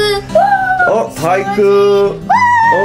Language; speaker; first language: Japanese; non-native, learner; English